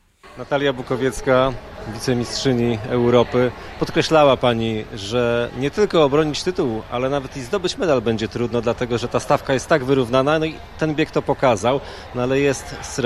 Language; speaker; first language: Polish; native; Polish